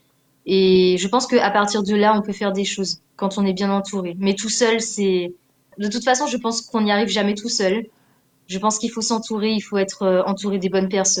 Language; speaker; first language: French; native; French